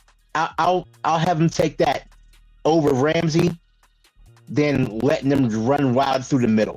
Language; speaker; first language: English; native; English